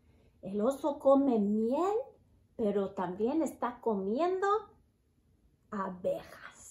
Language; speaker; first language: Spanish; early bilingual, heritage; Spanish